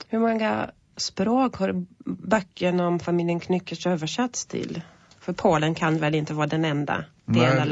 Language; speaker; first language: Swedish; non-native, fluent; Polish